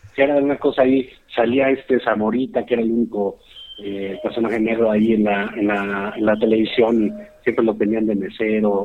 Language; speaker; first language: Spanish; native; Spanish